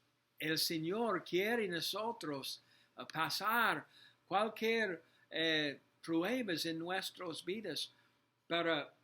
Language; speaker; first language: Spanish; non-native, learner; English